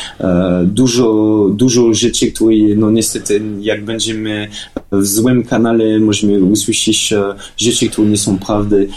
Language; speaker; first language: Polish; non-native, fluent; French